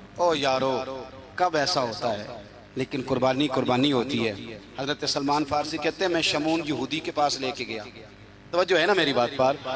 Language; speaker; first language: Urdu; non-native, local second language; Punjabi